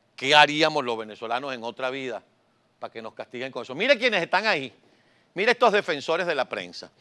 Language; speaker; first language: Spanish; native; Spanish